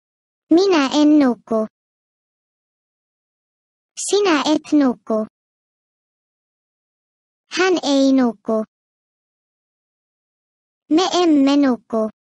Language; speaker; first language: Finnish; non-native, fluent; Turkish